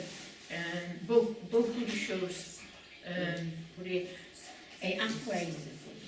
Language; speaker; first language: French; non-native, learner; English